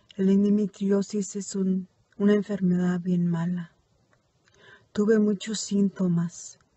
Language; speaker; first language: Spanish; early bilingual, heritage; Spanish